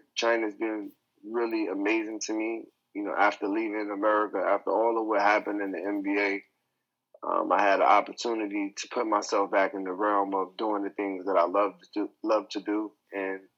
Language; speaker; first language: English; native; English